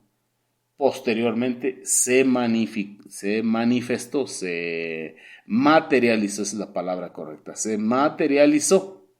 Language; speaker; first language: Spanish; native; Spanish